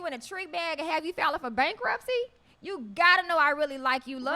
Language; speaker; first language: English; native; English